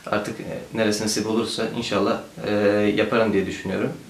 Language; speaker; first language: Turkish; early bilingual, heritage; Turkish